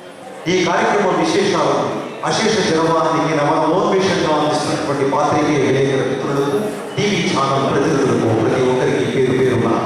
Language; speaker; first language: Telugu; native; Telugu